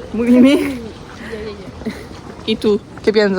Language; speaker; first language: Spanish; non-native, learner; French